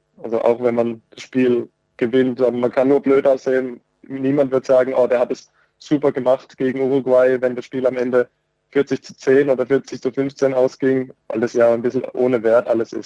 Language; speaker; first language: German; native; German